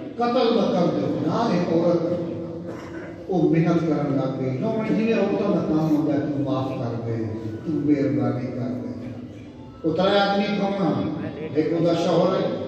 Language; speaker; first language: Urdu; non-native, local second language; Punjabi